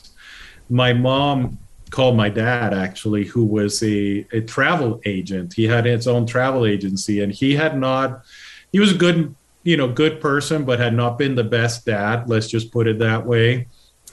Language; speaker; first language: English; non-native, fluent; Spanish